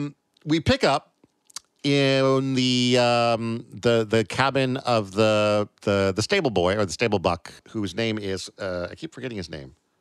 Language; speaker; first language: English; native; English